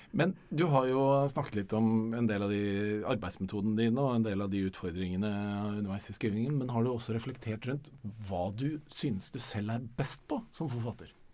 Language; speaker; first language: Norwegian; native; Norwegian